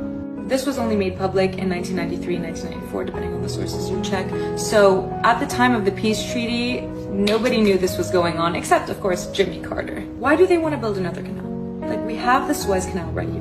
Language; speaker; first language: English; native; English